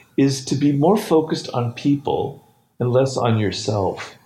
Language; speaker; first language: English; native; English